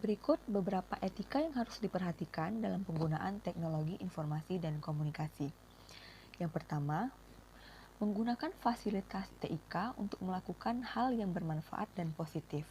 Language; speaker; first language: Indonesian; native; Indonesian